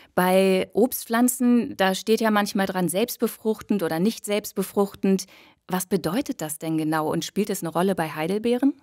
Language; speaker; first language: German; native; German